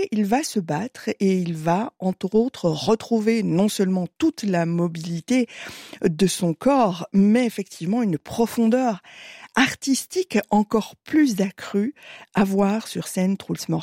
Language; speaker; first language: French; native; French